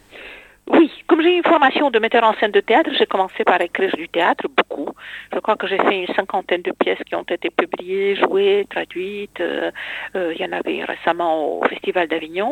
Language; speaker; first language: French; non-native, fluent; Romanian